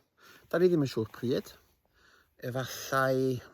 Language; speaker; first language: Welsh; native; Welsh